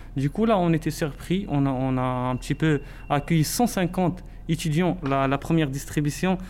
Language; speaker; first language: French; non-native, local second language; Arabic